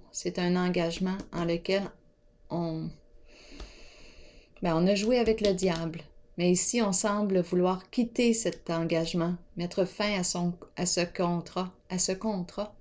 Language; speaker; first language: French; native; French